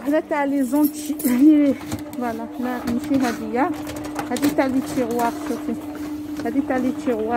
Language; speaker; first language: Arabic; native; Arabic